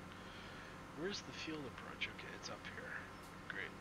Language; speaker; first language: English; native; English